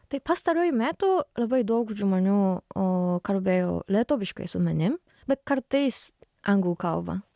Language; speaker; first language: Lithuanian; non-native, learner; Japanese